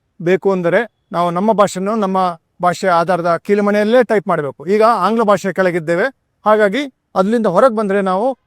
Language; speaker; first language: Kannada; non-native, local second language; Tulu